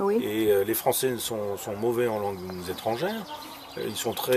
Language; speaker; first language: French; native; French